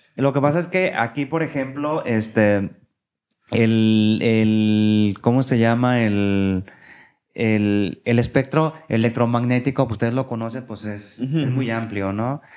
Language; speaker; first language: Spanish; native; Spanish